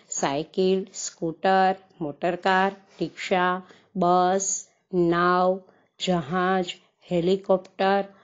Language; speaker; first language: Hindi; non-native, local second language; Gujarati